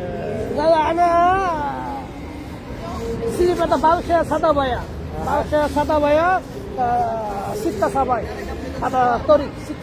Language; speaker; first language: Arabic; non-native, learner; Bangla